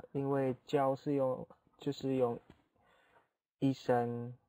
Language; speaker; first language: Chinese; non-native, fluent; Indonesian